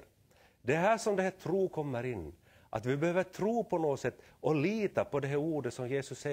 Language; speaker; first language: Swedish; native; Swedish